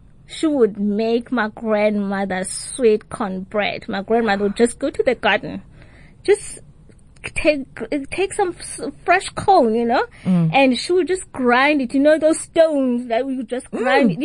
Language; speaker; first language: English; non-native, local second language; Xhosa